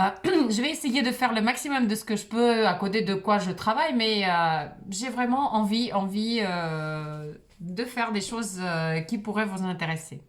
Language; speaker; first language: French; non-native, fluent; Russian